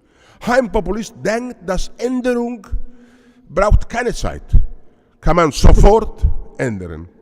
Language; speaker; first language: German; non-native, learner; Italian